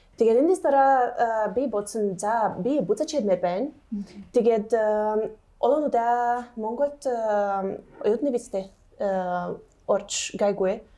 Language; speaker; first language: Mongolian; non-native, learner; Hungarian